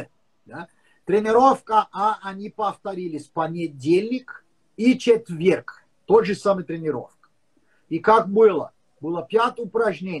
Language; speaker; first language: Russian; non-native, learner; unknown